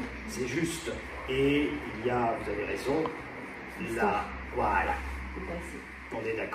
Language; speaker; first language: French; native; French